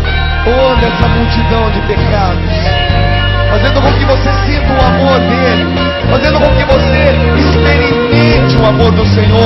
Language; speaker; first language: Portuguese; native; Portuguese